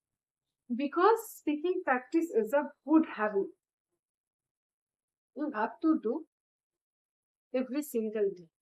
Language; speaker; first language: English; non-native, learner; Bangla